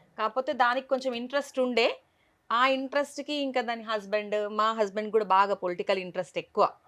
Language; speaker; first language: Telugu; native; Telugu